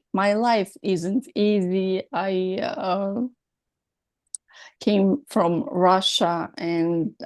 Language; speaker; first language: English; non-native, learner; Russian